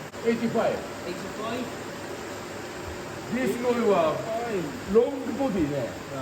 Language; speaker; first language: Japanese; native; Japanese